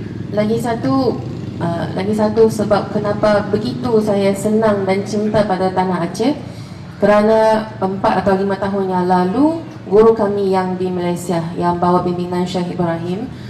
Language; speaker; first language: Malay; non-native, fluent; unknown